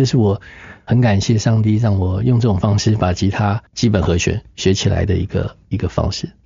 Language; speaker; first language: Chinese; native; Chinese